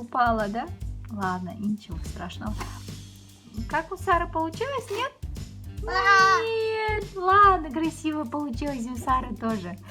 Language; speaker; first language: Russian; non-native, local second language; Kazakh